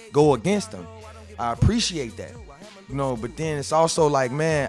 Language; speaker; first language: English; native; English